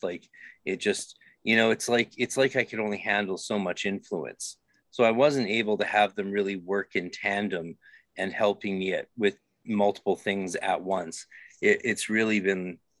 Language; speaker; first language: English; native; English